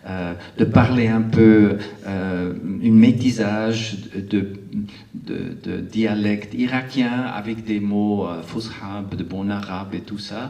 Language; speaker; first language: French; non-native, local second language; Arabic